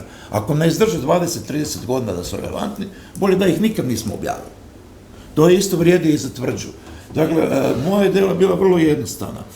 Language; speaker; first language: Croatian; native; Croatian